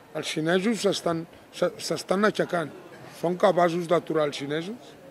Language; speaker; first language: Catalan; non-native, fluent; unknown